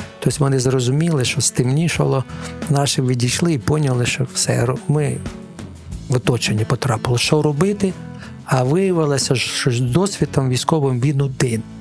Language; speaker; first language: Ukrainian; non-native, local second language; Russian